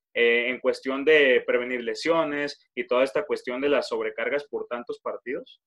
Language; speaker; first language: Spanish; native; Spanish